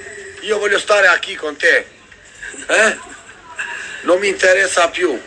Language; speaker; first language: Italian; non-native, learner; Albanian